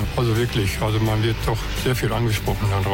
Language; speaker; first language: German; native; German